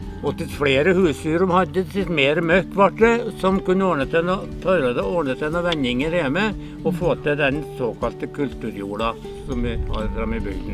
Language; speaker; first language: Norwegian; native; Norwegian